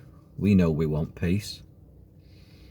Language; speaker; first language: English; native; English